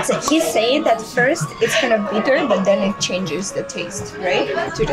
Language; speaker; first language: English; non-native, fluent; Russian